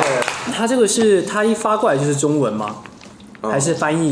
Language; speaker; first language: Chinese; native; Chinese